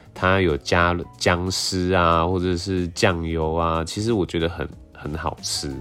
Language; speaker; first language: Chinese; native; Chinese